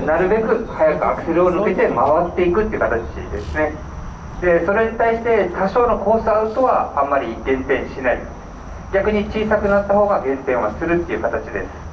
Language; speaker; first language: Japanese; native; Japanese